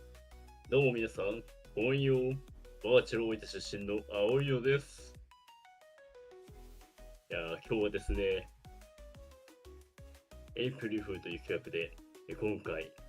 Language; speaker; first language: Japanese; native; Japanese